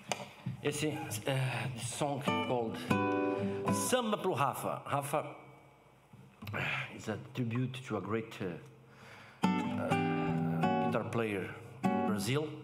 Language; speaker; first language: English; non-native, learner; Portuguese